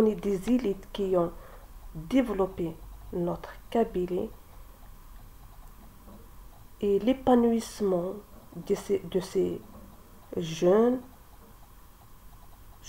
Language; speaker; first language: French; non-native, local second language; Kabyle